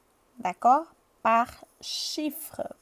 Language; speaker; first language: French; non-native, fluent; Portuguese